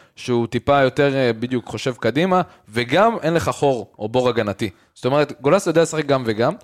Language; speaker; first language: Hebrew; native; Hebrew